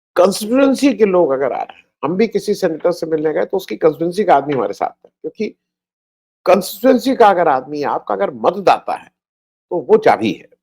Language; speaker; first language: Hindi; native; Hindi